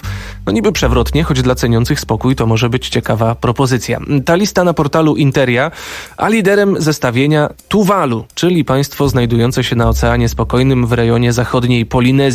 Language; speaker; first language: Polish; native; Polish